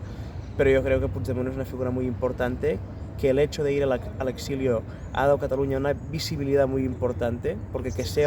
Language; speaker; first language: Spanish; non-native, local second language; Catalan